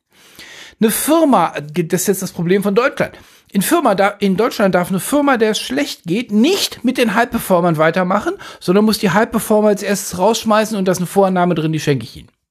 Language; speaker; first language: German; native; German